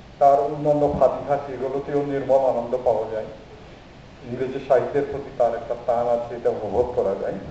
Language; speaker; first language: Bangla; non-native, local second language; Chakma